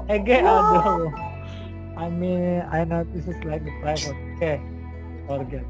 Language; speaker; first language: English; non-native, learner; Indonesian